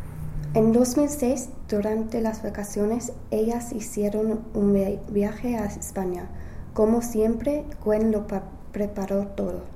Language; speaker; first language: Spanish; non-native, learner; English